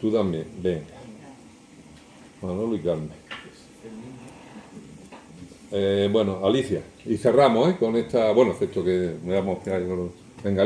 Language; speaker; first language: Spanish; native; Spanish